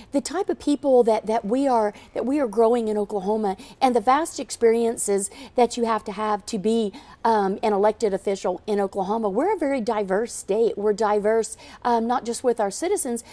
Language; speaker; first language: English; native; English